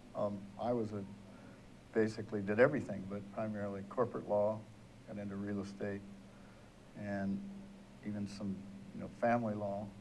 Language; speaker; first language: English; native; English